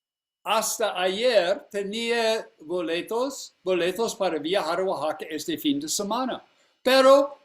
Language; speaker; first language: Spanish; non-native, fluent; English